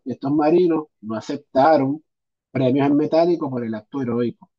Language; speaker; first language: Spanish; native; Spanish